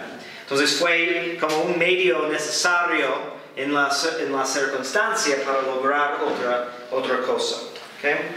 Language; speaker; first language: Spanish; non-native, fluent; English